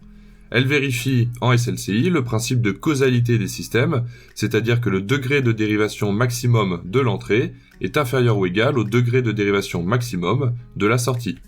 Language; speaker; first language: French; native; French